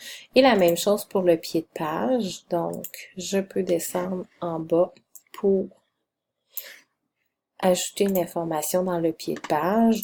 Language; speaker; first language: French; native; French